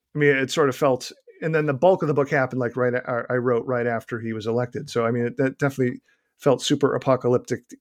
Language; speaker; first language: English; native; English